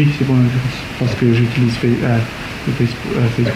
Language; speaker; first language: French; non-native, learner; English